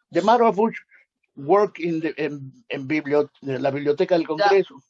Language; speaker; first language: English; non-native, learner; Spanish